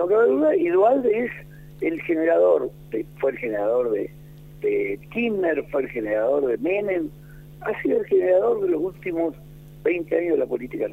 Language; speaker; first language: Spanish; native; Spanish